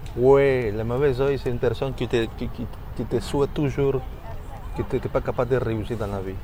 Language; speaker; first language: French; non-native, learner; Spanish